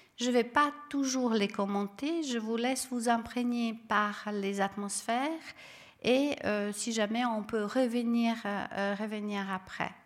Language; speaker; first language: French; non-native, fluent; Serbian